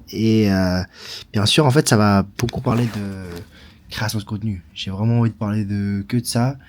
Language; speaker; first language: French; native; French